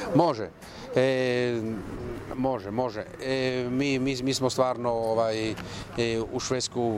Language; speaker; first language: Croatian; non-native, local second language; Romany